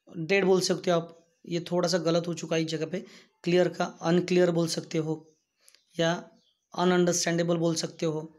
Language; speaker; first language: Hindi; non-native, local second language; Marathi